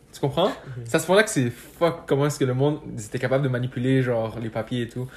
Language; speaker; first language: French; early bilingual, other home language; Persian